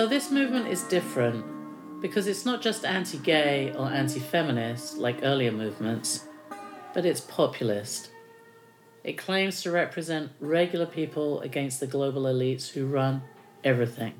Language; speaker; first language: English; native; English